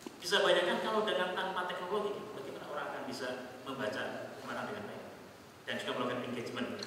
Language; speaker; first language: Indonesian; native; Indonesian